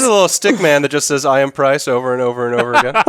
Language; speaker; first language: English; native; English